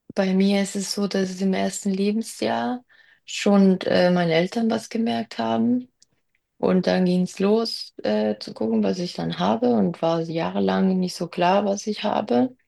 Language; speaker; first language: German; early bilingual, other home language; Spanish